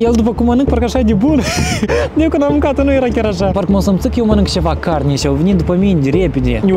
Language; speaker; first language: Romanian; non-native, local second language; Russian